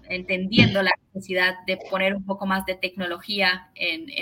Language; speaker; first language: Spanish; early bilingual, heritage; Spanish